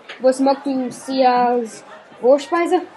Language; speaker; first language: German; non-native, learner; English